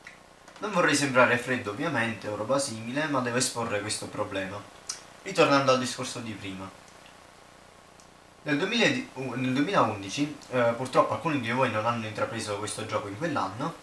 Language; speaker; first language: Italian; native; Italian